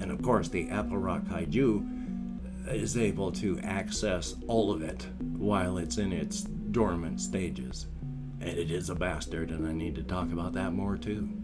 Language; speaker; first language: English; native; English